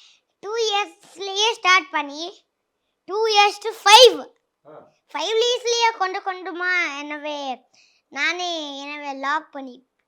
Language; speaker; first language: Tamil; non-native, local second language; Tulu